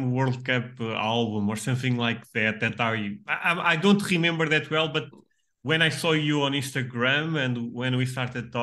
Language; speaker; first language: English; non-native, fluent; Portuguese